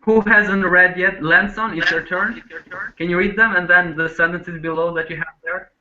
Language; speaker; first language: English; non-native, fluent; Albanian